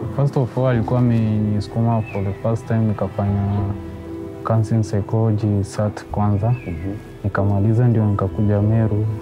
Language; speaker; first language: Swahili; non-native, local second language; Meru